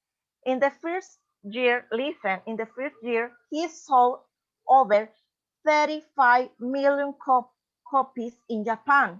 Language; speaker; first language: English; non-native, learner; Spanish